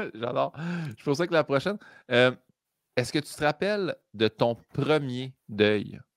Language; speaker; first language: French; native; French